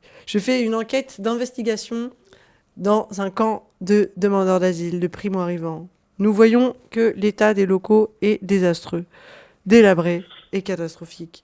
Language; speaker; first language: French; native; French